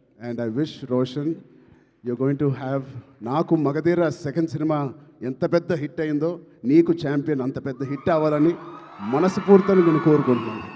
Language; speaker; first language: Telugu; native; Telugu